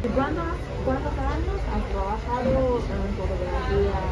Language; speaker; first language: Spanish; non-native, learner; Chinese